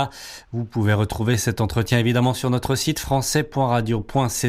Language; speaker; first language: French; native; French